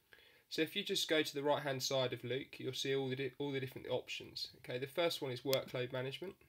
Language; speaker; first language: English; native; English